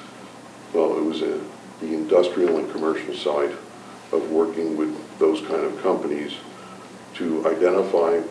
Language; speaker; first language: English; native; English